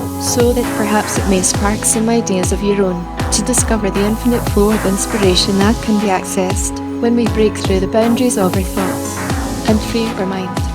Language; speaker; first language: English; native; English